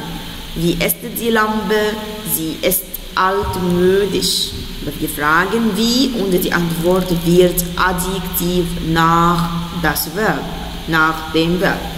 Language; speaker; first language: German; non-native, fluent; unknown